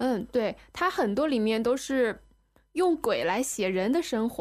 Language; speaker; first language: Chinese; native; Chinese